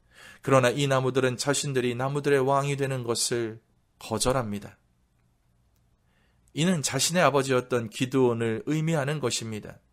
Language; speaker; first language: Korean; native; Korean